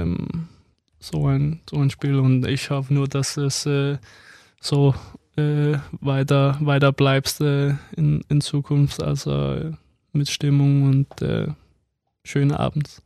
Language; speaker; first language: German; non-native, fluent; Danish